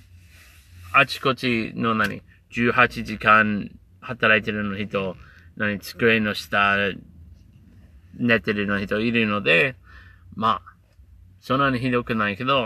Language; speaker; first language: Japanese; non-native, learner; English